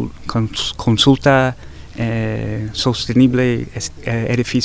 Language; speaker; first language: Spanish; non-native, learner; English